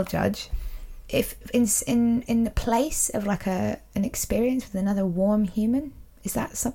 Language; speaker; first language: English; native; English